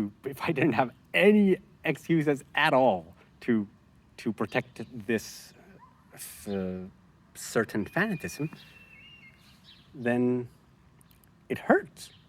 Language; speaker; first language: English; non-native, fluent; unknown